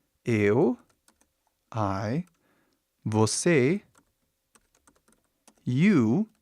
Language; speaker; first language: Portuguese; non-native, fluent; English